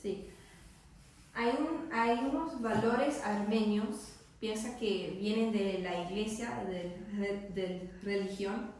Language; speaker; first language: Spanish; non-native, learner; English